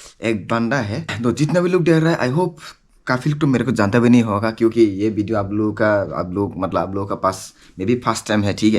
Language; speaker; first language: Hindi; non-native, local second language; Kok Borok